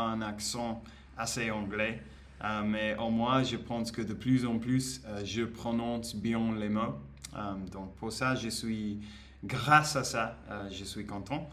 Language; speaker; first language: French; non-native, learner; Spanish